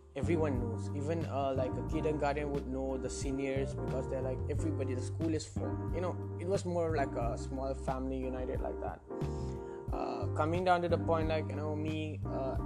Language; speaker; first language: English; non-native, local second language; Manipuri